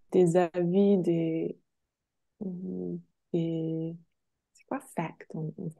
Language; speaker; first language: French; non-native, fluent; English